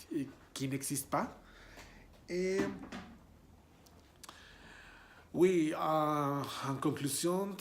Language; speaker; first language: French; non-native, learner; Spanish